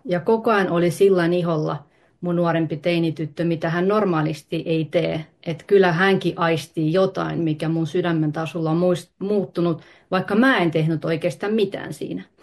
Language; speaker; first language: Finnish; early bilingual, other home language; Russian